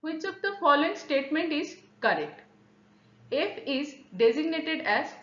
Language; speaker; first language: English; non-native, local second language; Bangla